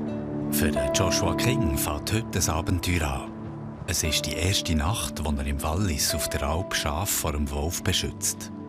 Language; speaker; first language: German; native; German